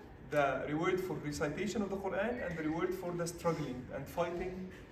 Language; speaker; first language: English; non-native, fluent; Arabic